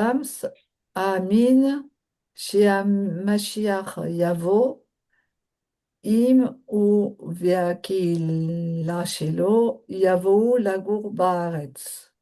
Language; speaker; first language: Hebrew; non-native, learner; French